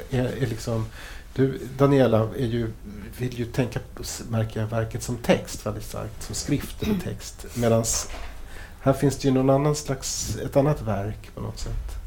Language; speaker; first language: Swedish; native; Swedish